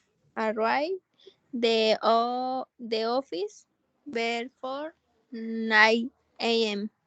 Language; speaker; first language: English; non-native, learner; Spanish